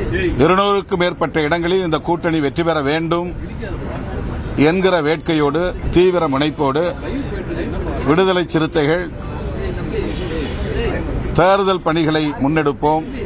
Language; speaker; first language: Tamil; native; Tamil